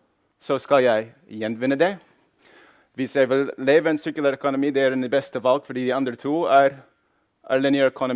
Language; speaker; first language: Norwegian; non-native, fluent; English